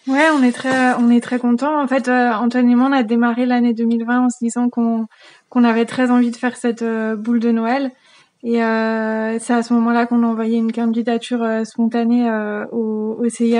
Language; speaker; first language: French; native; French